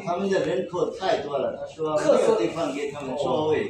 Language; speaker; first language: Chinese; non-native, fluent; Bangla